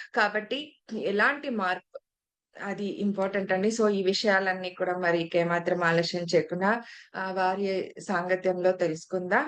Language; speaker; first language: Telugu; native; Telugu